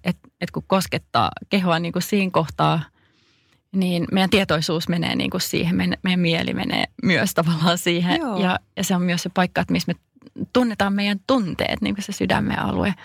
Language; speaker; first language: Finnish; native; Finnish